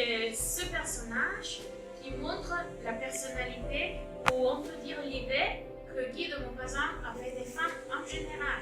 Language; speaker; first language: French; non-native, learner; Spanish